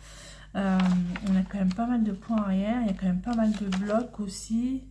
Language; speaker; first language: French; native; French